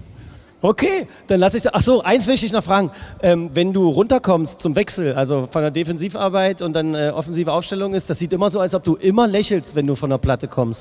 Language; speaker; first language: German; native; German